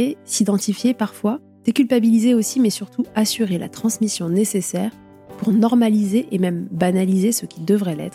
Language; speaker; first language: French; native; French